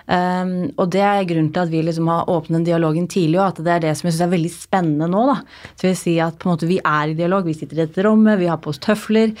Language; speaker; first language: Norwegian; native; Norwegian